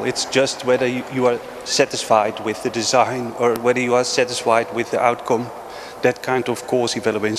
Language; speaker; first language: English; non-native, fluent; Dutch